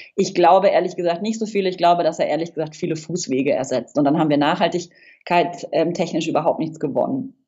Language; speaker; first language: German; non-native, fluent; English